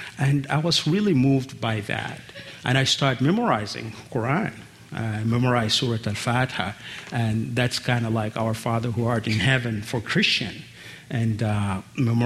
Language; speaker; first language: English; non-native, fluent; Arabic